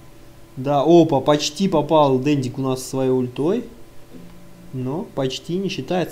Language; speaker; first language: Russian; native; Russian